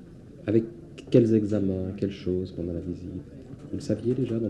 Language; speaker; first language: French; native; French